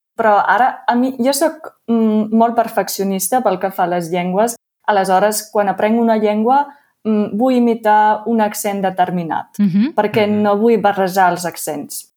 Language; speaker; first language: Catalan; non-native, fluent; German